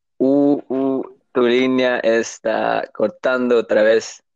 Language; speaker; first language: Spanish; non-native, learner; English